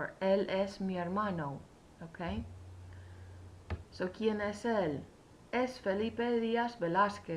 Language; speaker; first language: Spanish; non-native, fluent; English